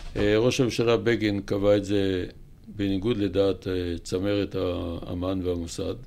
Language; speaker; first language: Hebrew; native; Hebrew